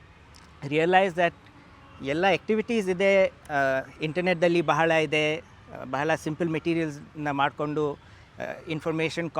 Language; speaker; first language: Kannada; non-native, local second language; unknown